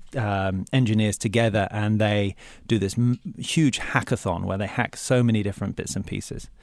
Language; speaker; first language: English; native; English